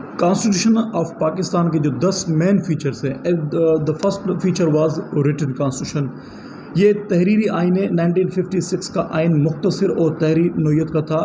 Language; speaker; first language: Urdu; non-native, local second language; Sindhi